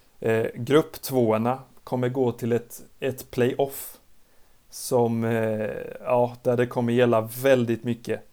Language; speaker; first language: Swedish; native; Swedish